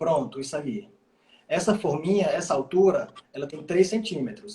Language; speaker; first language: Portuguese; native; Portuguese